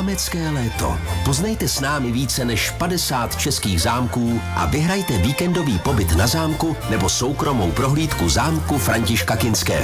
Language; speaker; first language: Czech; native; Czech